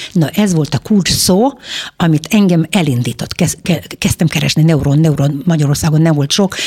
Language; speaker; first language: Hungarian; non-native, fluent; Russian